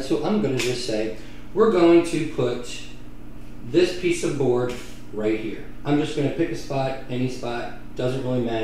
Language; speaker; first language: English; native; English